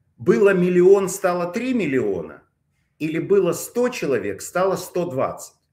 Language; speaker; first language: Russian; native; Russian